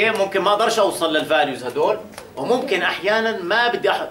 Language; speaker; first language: Arabic; native; Arabic